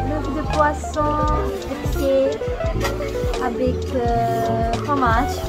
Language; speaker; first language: French; non-native, learner; Japanese